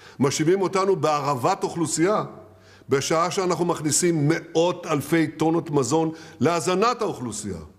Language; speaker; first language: Hebrew; native; Hebrew